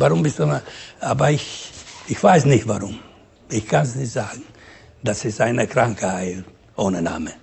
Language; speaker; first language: German; non-native, learner; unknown